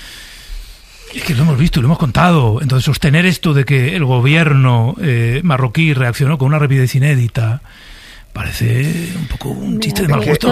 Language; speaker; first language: Spanish; native; Spanish